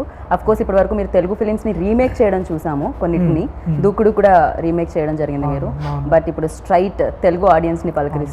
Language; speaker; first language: Telugu; native; Telugu